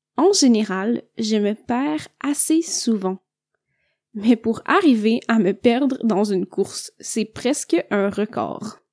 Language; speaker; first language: French; native; French